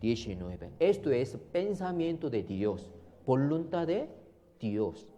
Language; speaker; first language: Spanish; non-native, learner; Korean